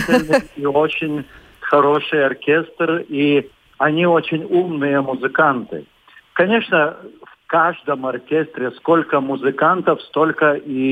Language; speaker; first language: Russian; non-native, fluent; Lithuanian